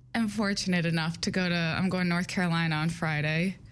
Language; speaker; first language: English; native; English